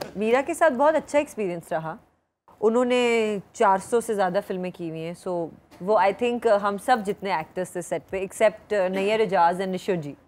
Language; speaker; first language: Urdu; native; Urdu